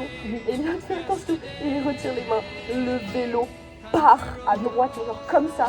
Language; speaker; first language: French; native; French